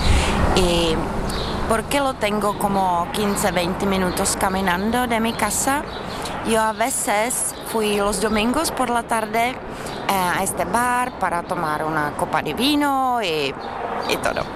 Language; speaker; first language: Spanish; non-native, learner; Czech